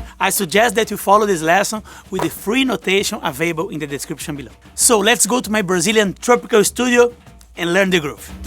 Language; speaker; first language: English; non-native, fluent; Portuguese